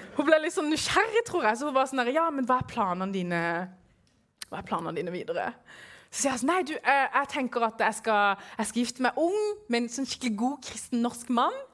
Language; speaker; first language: Norwegian; early bilingual, other home language; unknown